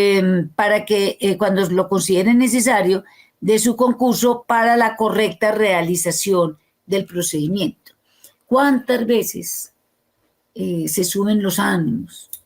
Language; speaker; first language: Spanish; native; Spanish